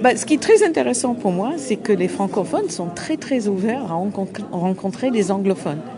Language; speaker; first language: French; non-native, fluent; English